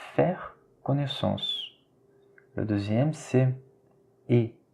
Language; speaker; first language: French; non-native, fluent; Portuguese